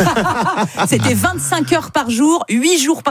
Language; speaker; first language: French; native; French